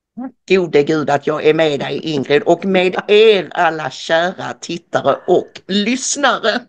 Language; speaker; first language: Swedish; native; Swedish